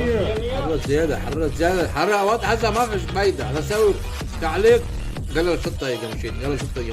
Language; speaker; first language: Arabic; non-native, learner; Urdu